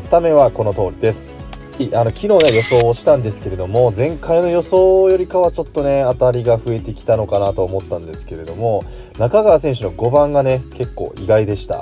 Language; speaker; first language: Japanese; native; Japanese